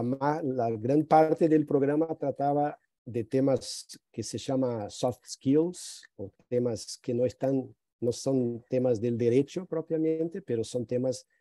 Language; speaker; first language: Spanish; non-native, fluent; Portuguese